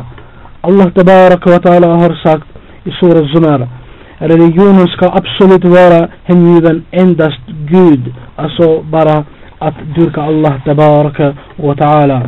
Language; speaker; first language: Swedish; non-native, fluent; Albanian